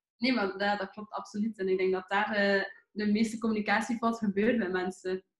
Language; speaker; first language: Dutch; early bilingual, other home language; Arabic